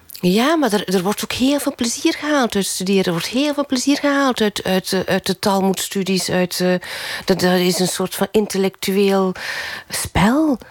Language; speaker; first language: Dutch; native; Dutch